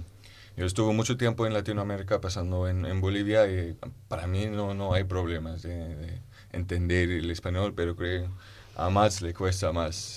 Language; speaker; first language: Spanish; non-native, fluent; German